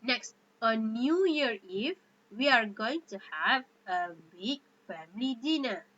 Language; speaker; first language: English; non-native, local second language; Malay